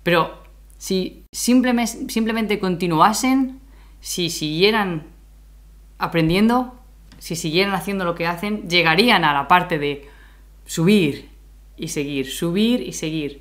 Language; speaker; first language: Spanish; native; Spanish